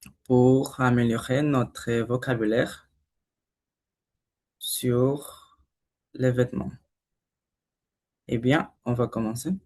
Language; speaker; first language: French; non-native, learner; Spanish